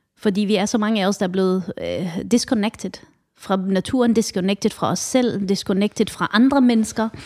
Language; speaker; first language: Danish; early bilingual, other home language; Arabic